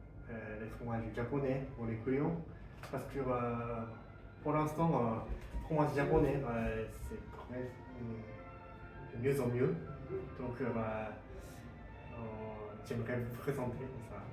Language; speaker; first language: French; non-native, learner; Japanese